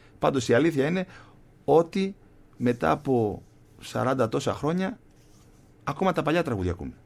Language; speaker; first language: Greek; native; Greek